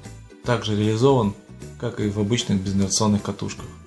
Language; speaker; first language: Russian; native; Russian